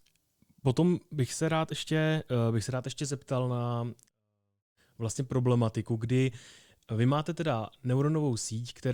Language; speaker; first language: Czech; native; Czech